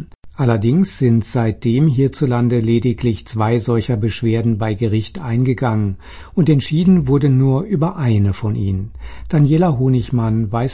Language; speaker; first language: German; native; German